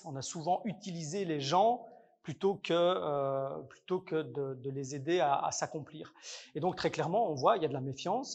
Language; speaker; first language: French; native; French